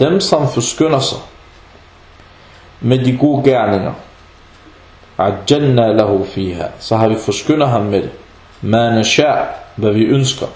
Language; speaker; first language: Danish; non-native, fluent; Arabic